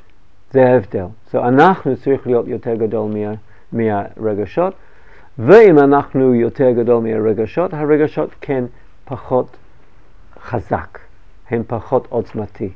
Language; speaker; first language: Hebrew; non-native, fluent; English